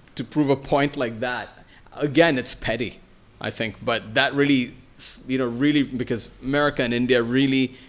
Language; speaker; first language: English; non-native, local second language; Malayalam